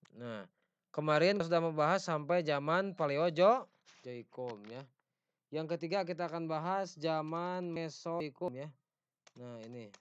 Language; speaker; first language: Indonesian; non-native, local second language; Sundanese